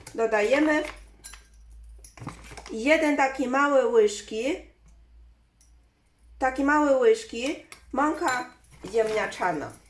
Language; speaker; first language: Polish; non-native, learner; Chinese